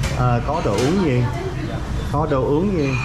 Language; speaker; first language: Vietnamese; non-native, learner; English